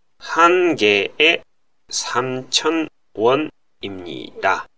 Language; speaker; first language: Korean; non-native, fluent; Japanese